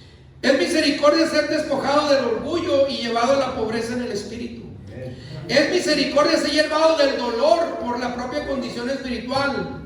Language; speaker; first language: Spanish; native; Spanish